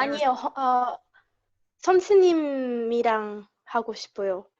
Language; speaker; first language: Korean; non-native, learner; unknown